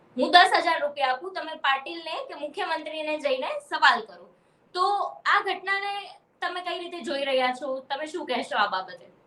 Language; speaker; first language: Gujarati; native; Gujarati